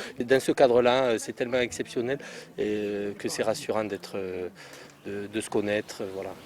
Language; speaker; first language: French; native; French